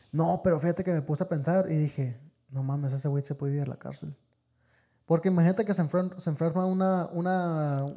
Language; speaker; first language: Spanish; early bilingual, heritage; Spanish